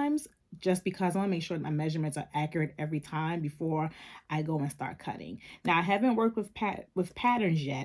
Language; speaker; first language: English; native; English